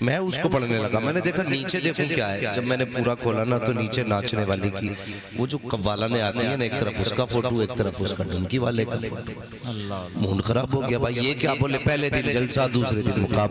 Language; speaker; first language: Hindi; native; Hindi